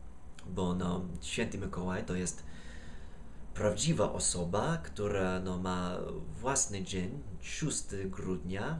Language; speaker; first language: Polish; non-native, fluent; English